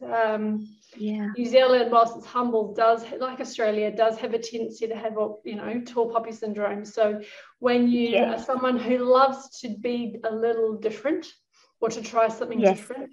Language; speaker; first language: English; native; English